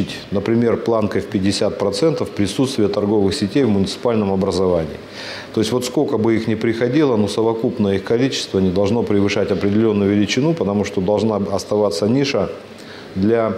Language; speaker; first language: Russian; native; Russian